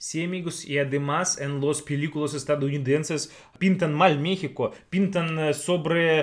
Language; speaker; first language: Spanish; non-native, fluent; Russian